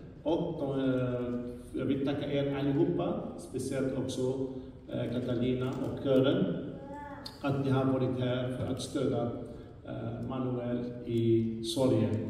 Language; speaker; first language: Swedish; non-native, fluent; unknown